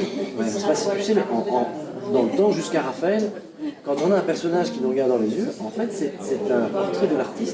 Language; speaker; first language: French; native; French